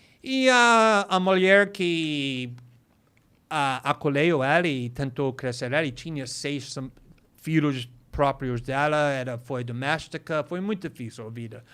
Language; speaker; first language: Portuguese; non-native, fluent; English